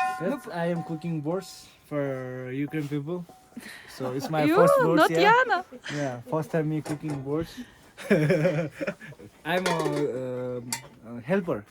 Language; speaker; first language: English; non-native, learner; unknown